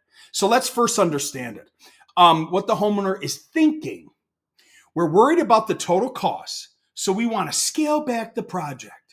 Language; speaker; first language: English; native; English